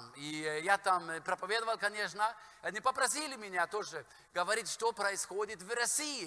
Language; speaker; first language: Russian; non-native, fluent; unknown